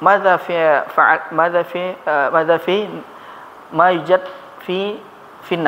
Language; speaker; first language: Arabic; non-native, fluent; Indonesian